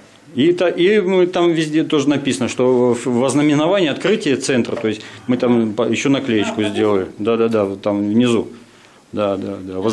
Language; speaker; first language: Russian; native; Russian